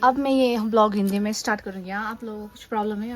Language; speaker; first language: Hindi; non-native, local second language; Nepali